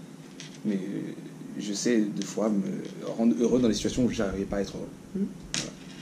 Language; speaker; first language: French; native; French